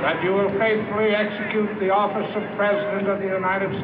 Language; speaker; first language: English; native; English